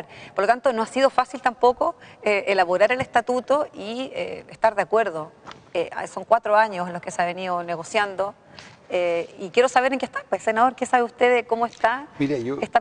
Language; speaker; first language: Spanish; native; Spanish